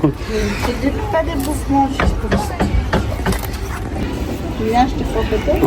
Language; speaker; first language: French; native; French